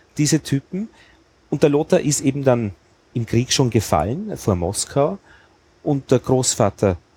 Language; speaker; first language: German; native; German